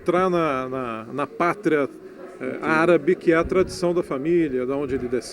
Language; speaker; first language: Portuguese; native; Portuguese